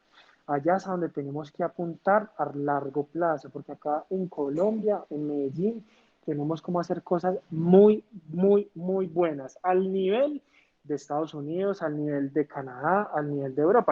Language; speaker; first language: Spanish; native; Spanish